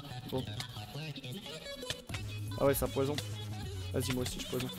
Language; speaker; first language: French; native; French